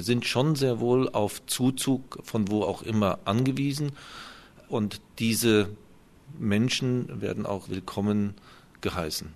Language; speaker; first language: German; native; German